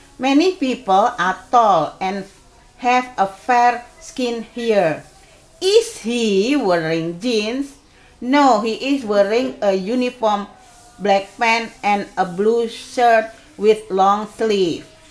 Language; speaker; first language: English; non-native, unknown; Indonesian